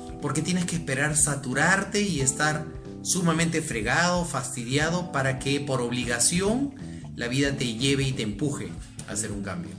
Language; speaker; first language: Spanish; native; Spanish